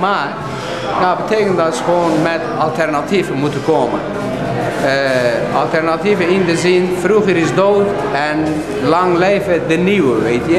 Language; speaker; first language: Dutch; non-native, fluent; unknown